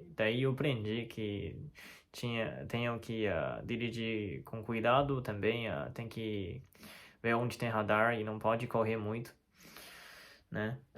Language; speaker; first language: Portuguese; non-native, fluent; Chinese